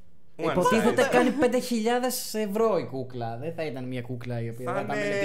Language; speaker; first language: Greek; native; Greek